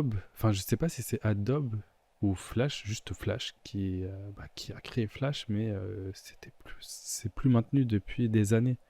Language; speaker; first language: French; native; French